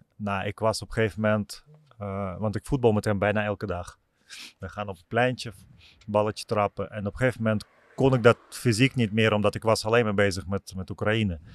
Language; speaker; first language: Dutch; non-native, fluent; Russian